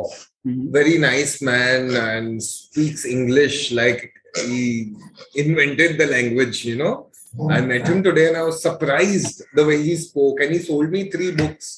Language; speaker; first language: English; non-native, local second language; Hindi